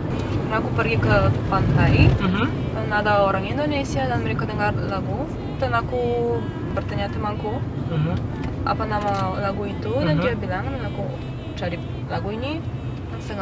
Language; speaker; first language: Indonesian; non-native, fluent; Bulgarian